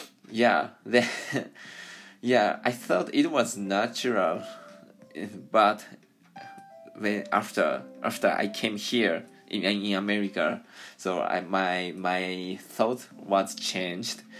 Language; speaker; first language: English; non-native, learner; Japanese